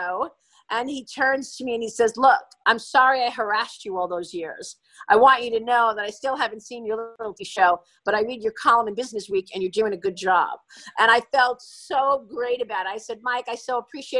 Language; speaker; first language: English; native; English